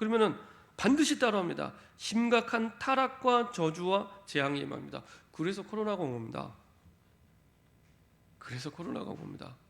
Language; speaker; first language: Korean; native; Korean